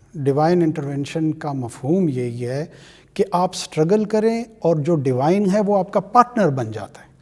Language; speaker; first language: Urdu; non-native, local second language; Pashto